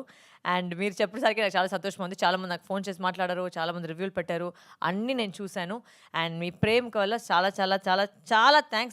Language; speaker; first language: Telugu; non-native, fluent; Tamil